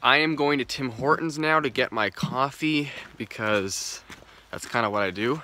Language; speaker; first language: English; native; English